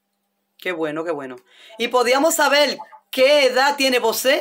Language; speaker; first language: Spanish; native; Spanish